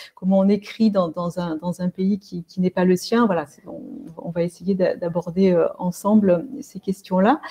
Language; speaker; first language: French; native; French